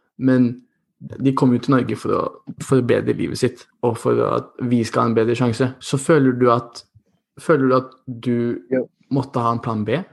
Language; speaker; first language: Norwegian; early bilingual, other home language; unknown